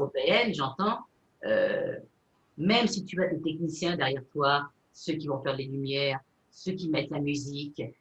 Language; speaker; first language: French; non-native, fluent; Spanish